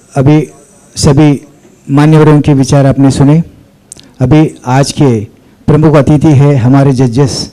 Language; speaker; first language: Hindi; non-native, local second language; Tulu